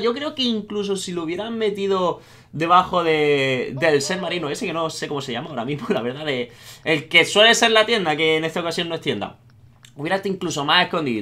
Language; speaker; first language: Spanish; native; Spanish